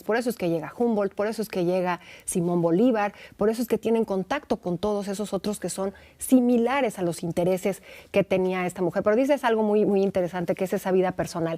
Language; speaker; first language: Spanish; native; Spanish